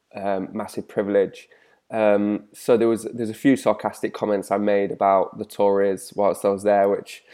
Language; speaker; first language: English; native; English